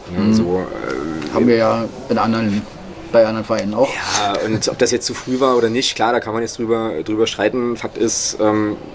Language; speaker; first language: German; native; German